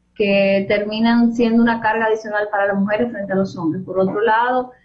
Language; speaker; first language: Spanish; native; Spanish